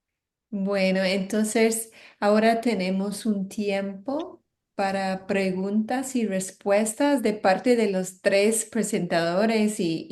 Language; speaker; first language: Spanish; non-native, fluent; English